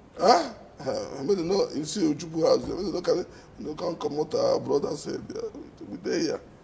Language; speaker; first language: Nigerian Pidgin; non-native, local second language; Igbo